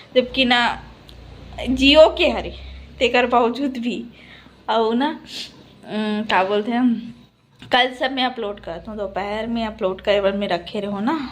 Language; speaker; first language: Hindi; native; Hindi